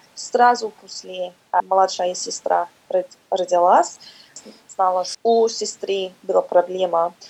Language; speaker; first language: Russian; non-native, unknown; English